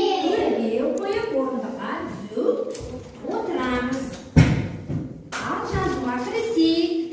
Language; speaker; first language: Kazakh; native; Kazakh